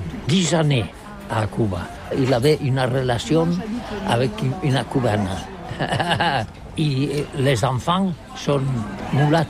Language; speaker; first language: French; non-native, learner; Catalan